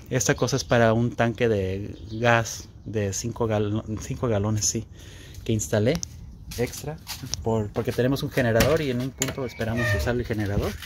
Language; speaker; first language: Spanish; early bilingual, heritage; Spanish